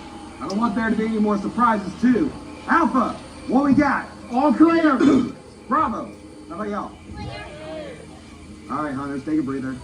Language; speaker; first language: English; native; English